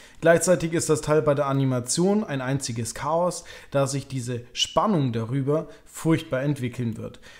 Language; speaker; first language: German; native; German